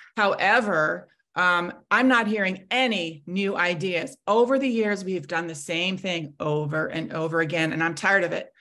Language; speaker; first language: English; native; English